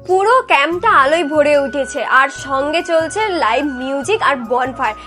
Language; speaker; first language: Bangla; native; Bangla